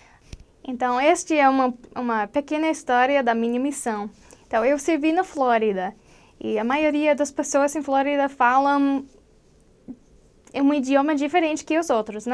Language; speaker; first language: Portuguese; non-native, learner; English